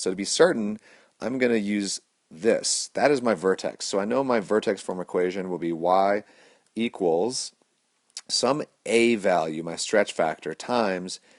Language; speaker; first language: English; native; English